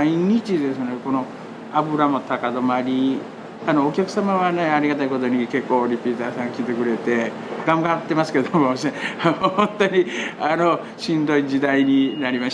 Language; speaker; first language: Japanese; native; Japanese